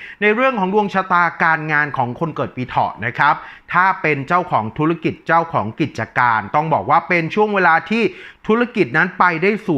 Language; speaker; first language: Thai; native; Thai